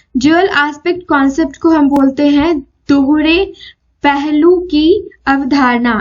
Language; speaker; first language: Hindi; native; Hindi